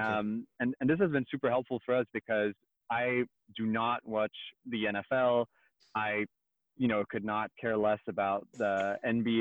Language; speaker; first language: English; non-native, fluent; French